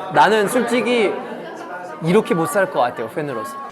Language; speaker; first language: Korean; non-native, fluent; French